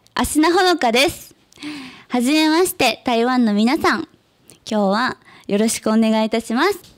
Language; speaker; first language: Japanese; native; Japanese